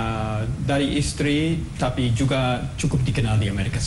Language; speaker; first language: Indonesian; non-native, fluent; English